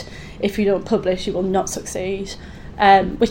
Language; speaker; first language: English; native; English